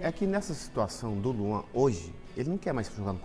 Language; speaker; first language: Portuguese; native; Portuguese